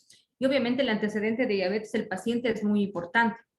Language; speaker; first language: Spanish; native; Spanish